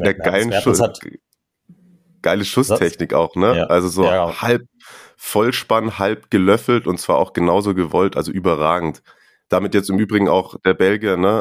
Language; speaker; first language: German; native; German